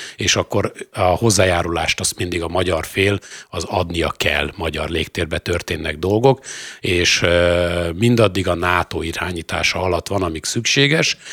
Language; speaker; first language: Hungarian; native; Hungarian